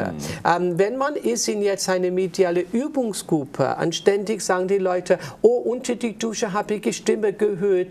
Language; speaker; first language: German; non-native, fluent; English